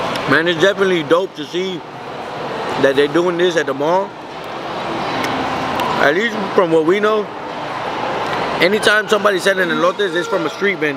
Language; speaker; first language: English; early bilingual, other home language; Spanish